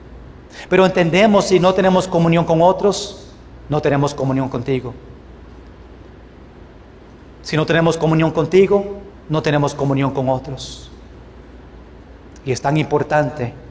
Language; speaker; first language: Spanish; non-native, fluent; English